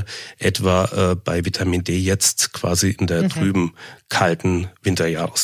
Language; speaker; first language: German; native; German